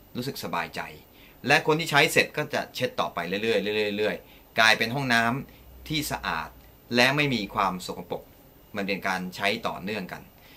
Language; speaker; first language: Thai; non-native, fluent; Japanese